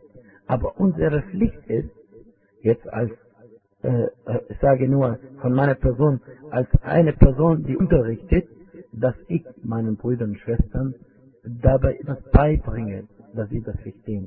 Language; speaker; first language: German; non-native, fluent; Arabic